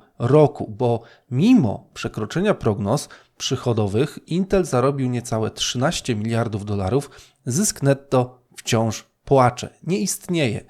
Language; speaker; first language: Polish; native; Polish